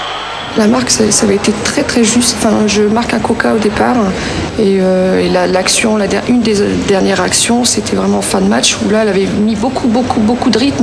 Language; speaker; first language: French; native; French